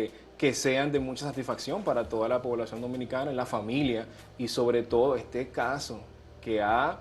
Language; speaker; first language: Spanish; native; Spanish